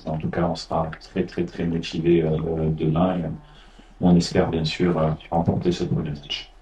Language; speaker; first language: French; non-native, fluent; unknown